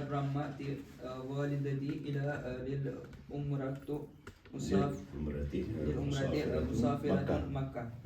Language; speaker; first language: Arabic; non-native, learner; Kashmiri